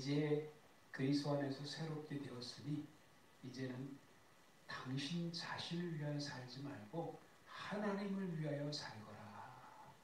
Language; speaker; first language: Korean; native; Korean